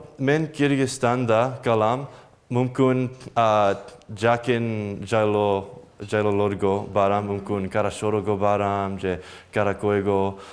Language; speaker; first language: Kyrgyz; non-native, learner; English